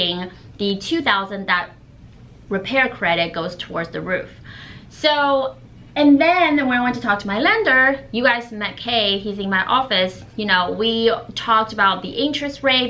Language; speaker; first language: English; non-native, fluent; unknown